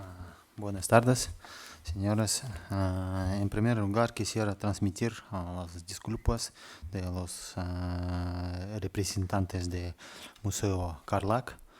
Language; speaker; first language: Spanish; non-native, learner; Kazakh